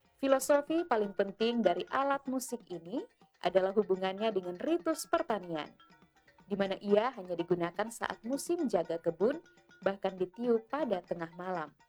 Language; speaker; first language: Indonesian; native; Indonesian